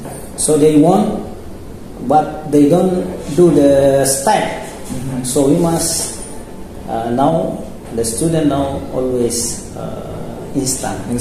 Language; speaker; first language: English; non-native, local second language; Indonesian